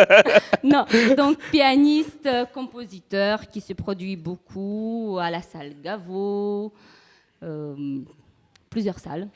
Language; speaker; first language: French; non-native, fluent; Romanian